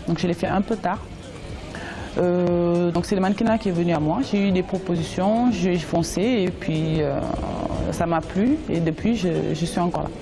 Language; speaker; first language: French; non-native, local second language; Wolof